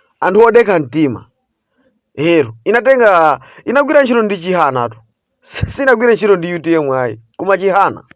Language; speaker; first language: Nyanja; native; Nyanja